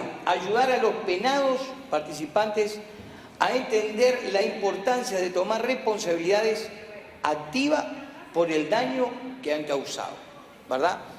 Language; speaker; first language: Spanish; native; Spanish